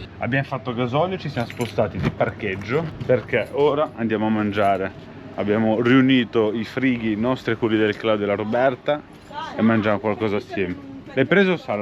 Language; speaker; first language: Italian; native; Italian